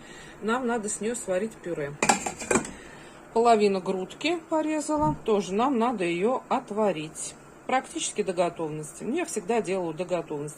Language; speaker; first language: Russian; native; Russian